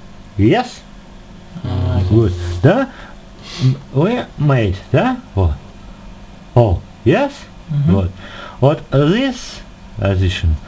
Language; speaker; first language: English; non-native, learner; Russian